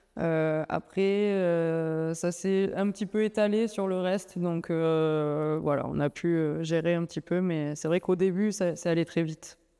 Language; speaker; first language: French; native; French